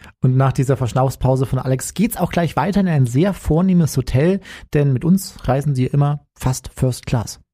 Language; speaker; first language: German; native; German